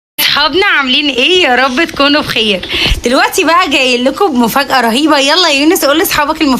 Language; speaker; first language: Arabic; native; Arabic